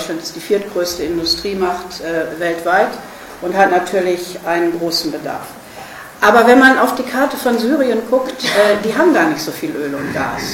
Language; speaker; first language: German; native; German